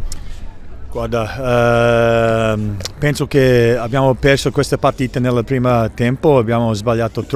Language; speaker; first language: Italian; non-native, learner; English